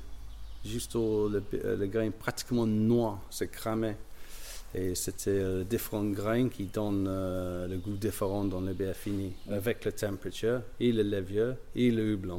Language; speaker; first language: French; non-native, learner; English